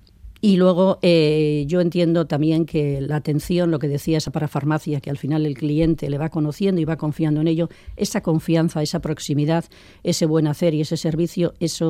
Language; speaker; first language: Spanish; native; Spanish